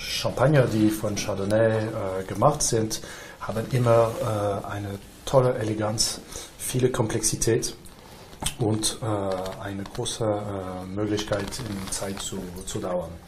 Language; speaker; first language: German; non-native, fluent; French